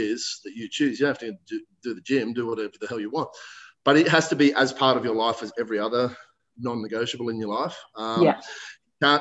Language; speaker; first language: English; native; English